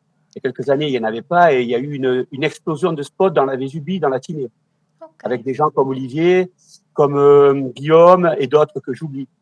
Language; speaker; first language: French; native; French